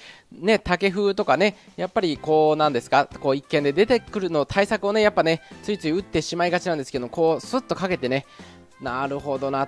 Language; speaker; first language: Japanese; native; Japanese